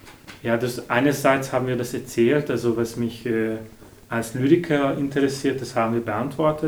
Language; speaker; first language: German; non-native, fluent; Hungarian